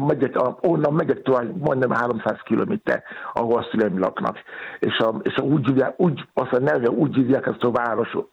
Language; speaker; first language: Hungarian; non-native, learner; Yoruba